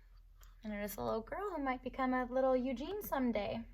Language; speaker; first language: English; native; English